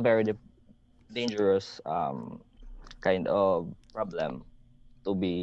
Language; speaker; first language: English; non-native, local second language; Hiligaynon